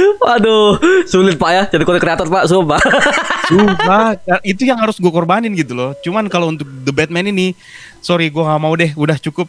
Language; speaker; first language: Indonesian; native; Indonesian